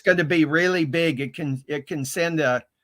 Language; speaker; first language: English; native; English